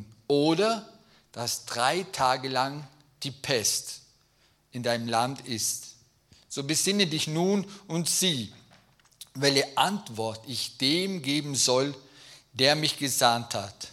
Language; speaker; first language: German; native; German